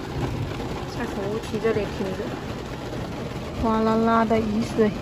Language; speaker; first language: Chinese; native; Chinese